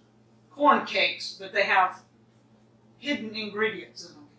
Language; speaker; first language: English; native; English